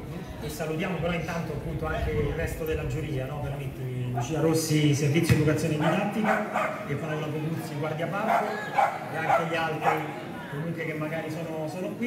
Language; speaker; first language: Italian; native; Italian